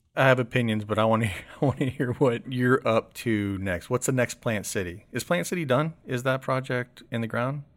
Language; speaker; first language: English; native; English